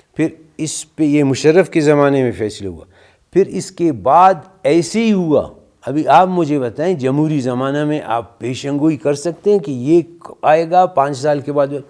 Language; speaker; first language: Urdu; non-native, local second language; Brahui